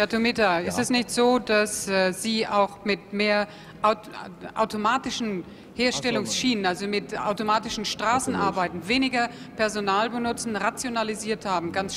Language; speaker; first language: German; native; German